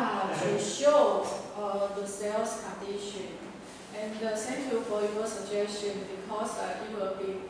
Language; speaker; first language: English; non-native, learner; Chinese